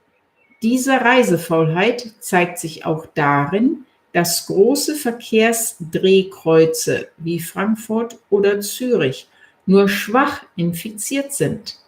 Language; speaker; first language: German; native; German